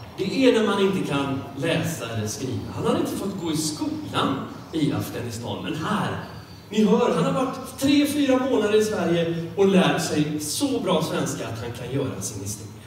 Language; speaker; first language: Swedish; native; Swedish